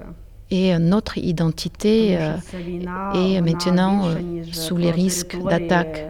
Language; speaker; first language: French; non-native, fluent; Ukrainian